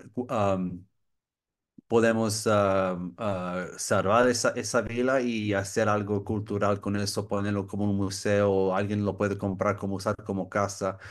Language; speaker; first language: Spanish; non-native, learner; English